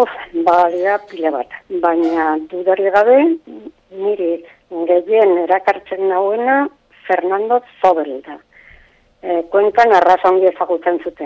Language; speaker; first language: Basque; non-native, local second language; Spanish